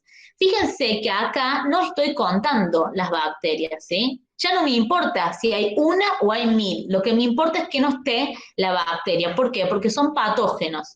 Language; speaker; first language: Spanish; native; Spanish